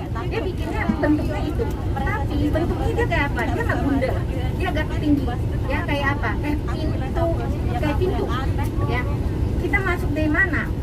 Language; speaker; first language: Indonesian; non-native, fluent; Cantonese